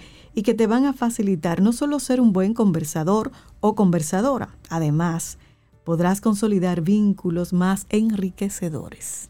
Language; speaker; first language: Spanish; native; Spanish